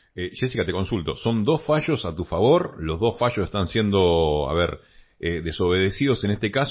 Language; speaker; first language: Spanish; native; Spanish